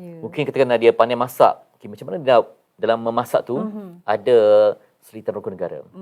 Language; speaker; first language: Malay; native; Malay